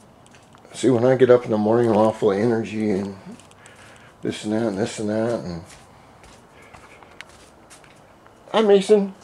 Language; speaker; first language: English; native; English